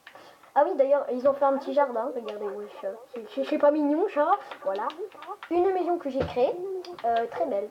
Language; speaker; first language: French; native; French